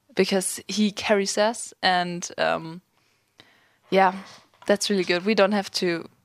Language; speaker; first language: English; non-native, fluent; German